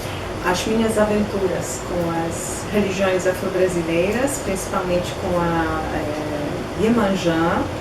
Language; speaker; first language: Portuguese; non-native, fluent; Polish